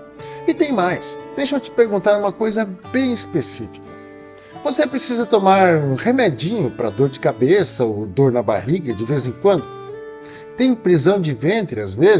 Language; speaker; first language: Portuguese; native; Portuguese